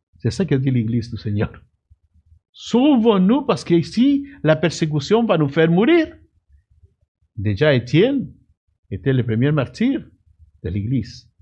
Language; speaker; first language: French; non-native, fluent; Spanish